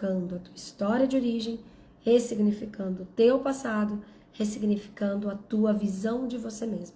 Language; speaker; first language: Portuguese; native; Portuguese